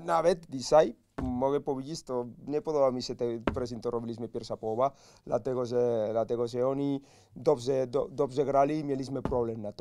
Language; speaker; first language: Polish; non-native, learner; Spanish